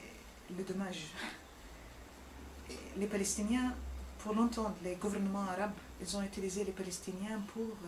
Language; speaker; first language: French; non-native, fluent; Arabic